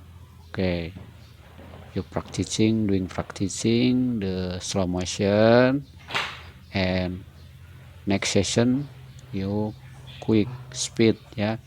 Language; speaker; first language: English; non-native, learner; Indonesian